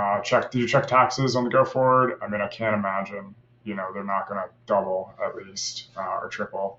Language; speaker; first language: English; native; English